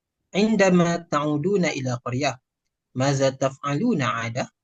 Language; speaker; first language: Arabic; non-native, learner; Malay